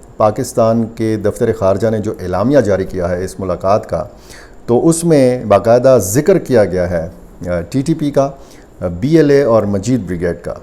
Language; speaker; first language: Urdu; native; Urdu